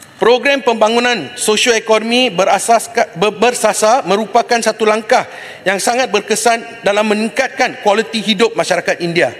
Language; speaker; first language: Malay; non-native, local second language; Tamil